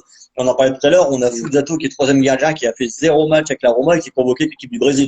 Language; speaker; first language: French; native; French